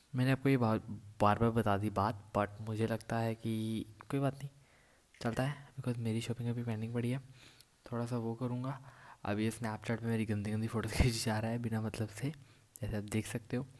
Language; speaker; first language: Hindi; non-native, local second language; Punjabi